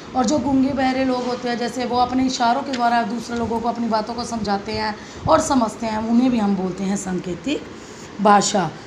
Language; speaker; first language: Hindi; native; Hindi